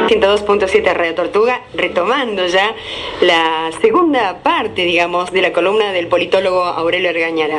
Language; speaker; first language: Spanish; native; Spanish